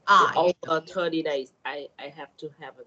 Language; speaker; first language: English; non-native, learner; Thai